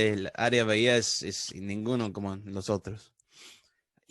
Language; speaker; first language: Spanish; early bilingual, heritage; Spanish